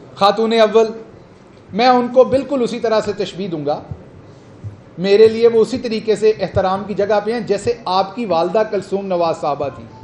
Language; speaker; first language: Urdu; non-native, local second language; Punjabi